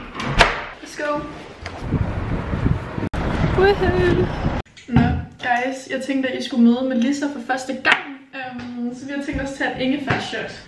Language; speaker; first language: Danish; native; Danish